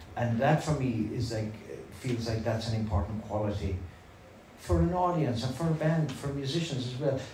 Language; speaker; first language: English; native; English